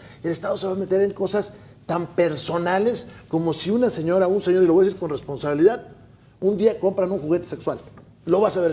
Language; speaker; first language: Spanish; native; Spanish